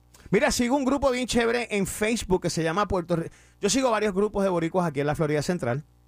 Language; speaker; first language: Spanish; early bilingual, heritage; Spanish